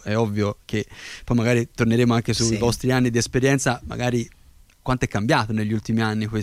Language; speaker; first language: Italian; native; Italian